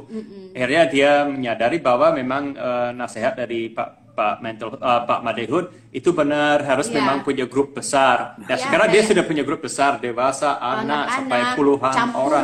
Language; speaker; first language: Indonesian; non-native, fluent; English